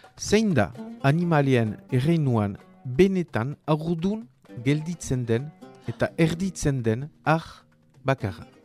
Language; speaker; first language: Basque; native; Basque